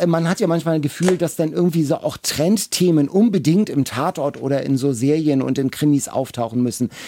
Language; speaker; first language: German; native; German